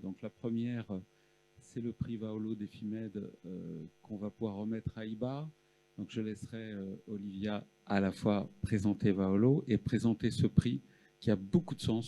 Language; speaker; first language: French; native; French